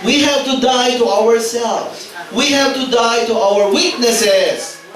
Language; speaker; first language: English; non-native, local second language; Filipino